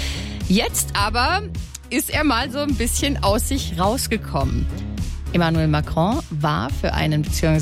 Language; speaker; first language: German; native; German